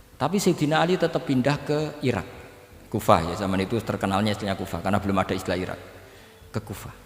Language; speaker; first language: Indonesian; non-native, local second language; Javanese